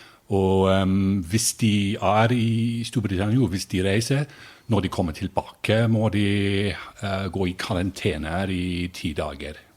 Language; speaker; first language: Norwegian; non-native, fluent; English